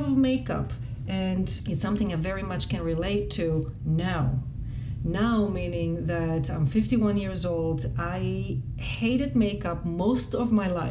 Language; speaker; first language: English; non-native, fluent; Greek